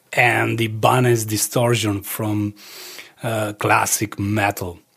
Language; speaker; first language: English; early bilingual, other home language; Croatian